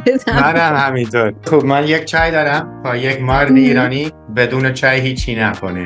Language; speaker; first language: Persian; non-native, learner; Dutch